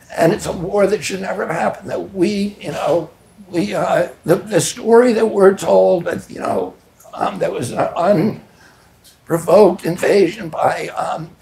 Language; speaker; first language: English; native; English